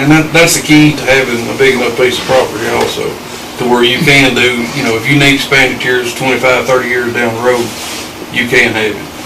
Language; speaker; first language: English; native; English